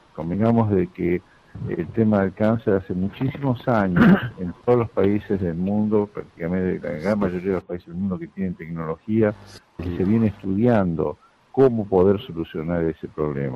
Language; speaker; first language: Spanish; native; Spanish